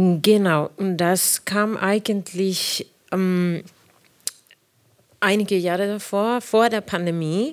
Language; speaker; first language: German; non-native, fluent; Spanish